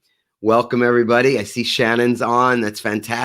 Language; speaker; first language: English; native; English